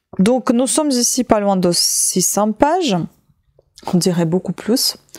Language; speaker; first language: French; native; French